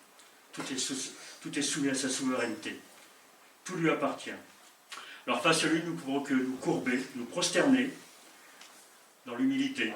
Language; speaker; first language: French; native; French